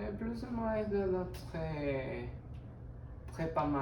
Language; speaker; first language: French; non-native, learner; Spanish